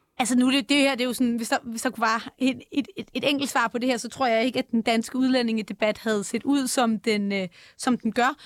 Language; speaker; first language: Danish; native; Danish